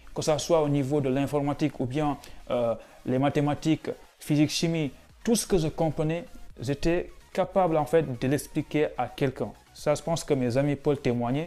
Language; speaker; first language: French; non-native, local second language; Wolof